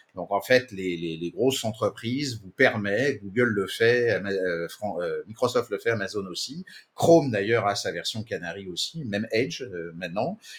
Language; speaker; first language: French; native; French